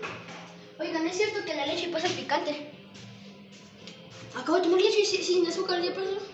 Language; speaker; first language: Spanish; native; Spanish